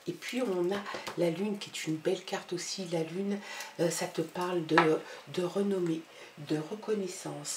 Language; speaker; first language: French; native; French